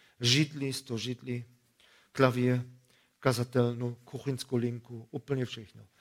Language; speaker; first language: Czech; non-native, fluent; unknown